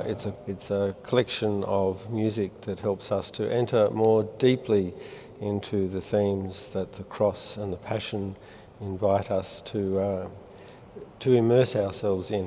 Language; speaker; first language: English; native; English